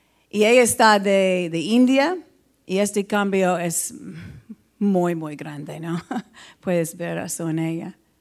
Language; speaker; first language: Spanish; non-native, learner; English